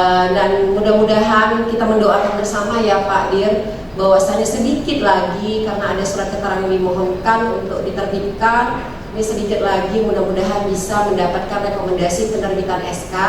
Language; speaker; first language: Indonesian; native; Indonesian